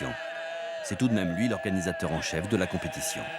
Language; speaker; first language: French; native; French